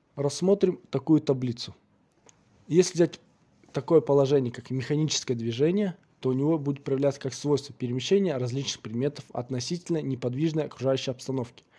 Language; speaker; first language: Russian; non-native, local second language; Kazakh